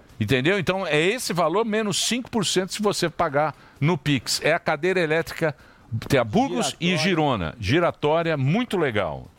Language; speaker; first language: Portuguese; native; Portuguese